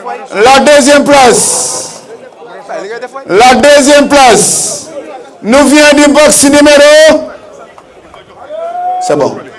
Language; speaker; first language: French; non-native, local second language; Wolof